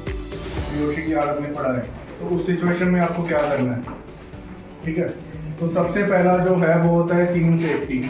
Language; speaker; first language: Hindi; native; Hindi